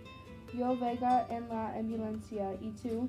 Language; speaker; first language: Spanish; non-native, learner; English